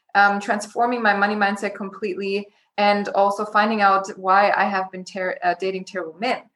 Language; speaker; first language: English; non-native, fluent; German